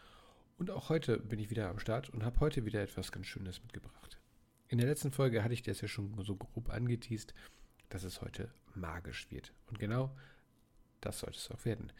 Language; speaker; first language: German; native; German